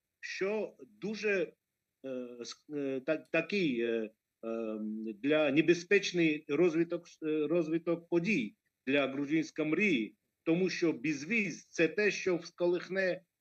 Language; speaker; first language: Ukrainian; non-native, fluent; Georgian